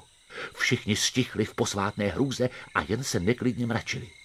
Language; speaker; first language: Czech; native; Czech